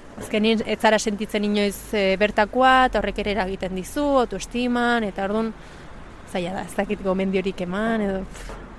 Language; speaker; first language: Basque; early bilingual, other home language; Spanish